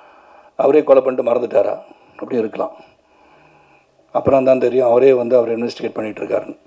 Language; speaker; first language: Tamil; native; Tamil